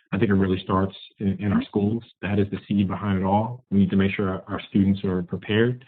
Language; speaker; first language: English; native; English